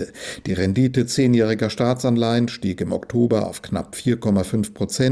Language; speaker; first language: German; native; German